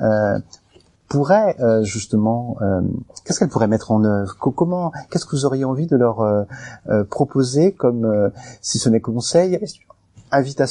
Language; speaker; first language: French; native; French